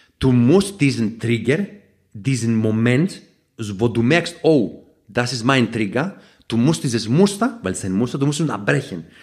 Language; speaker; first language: German; non-native, fluent; Greek